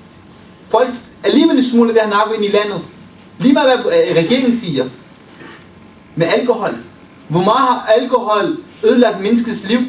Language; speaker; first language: Danish; early bilingual, other home language; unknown